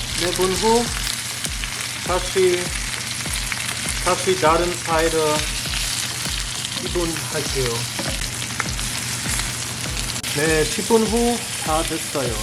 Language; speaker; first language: Korean; non-native, learner; German